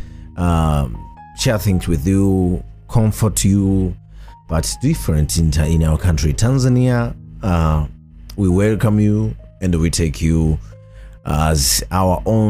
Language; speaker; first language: English; non-native, local second language; Swahili